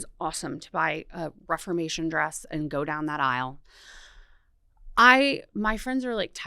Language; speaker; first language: English; native; English